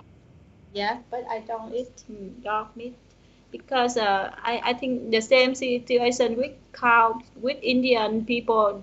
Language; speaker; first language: English; non-native, learner; Vietnamese